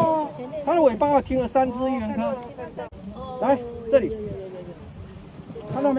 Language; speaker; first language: Chinese; native; Chinese